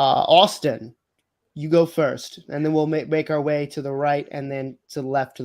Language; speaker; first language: English; native; English